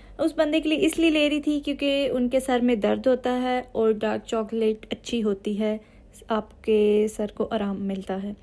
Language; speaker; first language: Urdu; native; Urdu